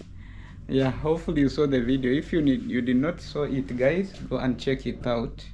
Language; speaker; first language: English; non-native, fluent; Rundi